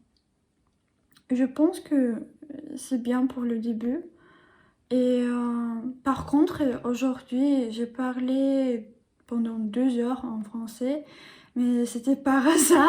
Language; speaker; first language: French; non-native, learner; English